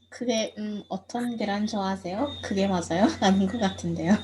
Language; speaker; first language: Korean; non-native, learner; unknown